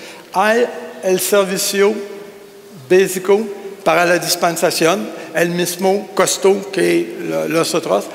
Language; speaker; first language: Spanish; non-native, learner; French